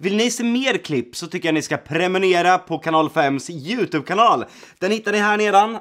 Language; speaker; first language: Swedish; native; Swedish